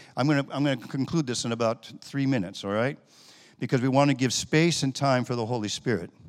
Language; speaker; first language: English; native; English